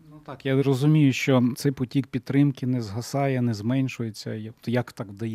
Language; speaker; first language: Ukrainian; native; Ukrainian